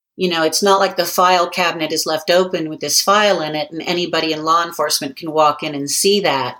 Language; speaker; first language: English; native; English